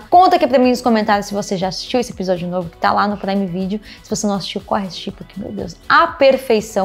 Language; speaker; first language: Portuguese; native; Portuguese